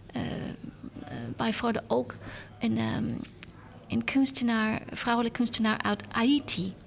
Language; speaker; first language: Dutch; non-native, learner; English